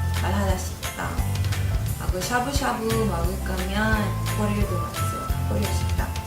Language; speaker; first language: Korean; non-native, learner; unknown